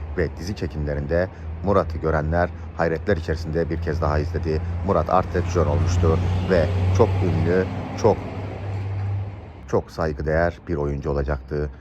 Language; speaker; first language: Turkish; native; Turkish